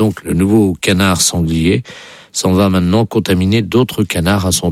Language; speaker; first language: French; native; French